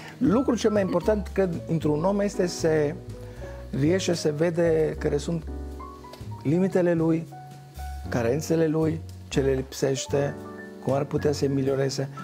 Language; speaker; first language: Romanian; non-native, fluent; Italian